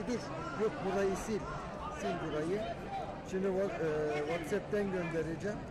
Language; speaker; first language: Turkish; early bilingual, heritage; Turkish